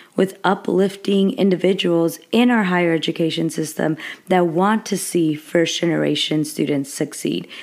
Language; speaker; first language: English; early bilingual, other home language; Spanish